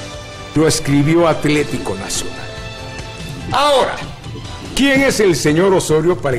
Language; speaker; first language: Spanish; native; Spanish